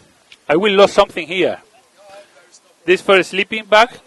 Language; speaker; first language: English; non-native, learner; Spanish